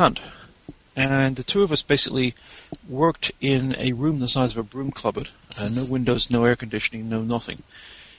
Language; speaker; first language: English; native; English